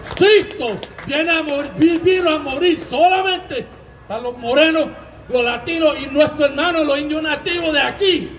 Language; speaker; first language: Spanish; early bilingual, heritage; Spanish